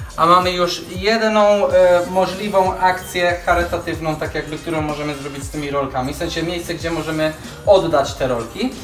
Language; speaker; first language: Polish; early bilingual, heritage; Polish